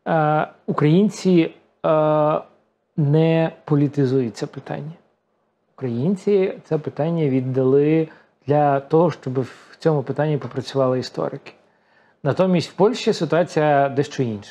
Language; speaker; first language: Ukrainian; native; Ukrainian